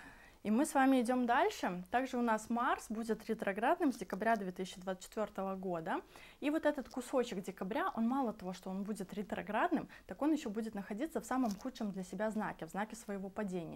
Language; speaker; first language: Russian; native; Russian